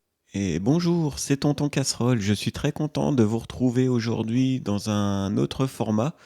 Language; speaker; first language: French; native; French